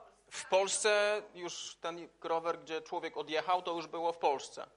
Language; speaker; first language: Polish; native; Polish